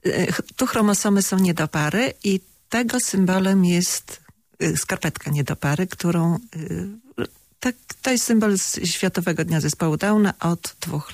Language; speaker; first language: Polish; native; Polish